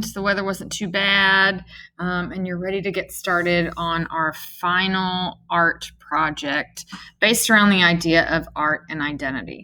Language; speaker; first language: English; native; English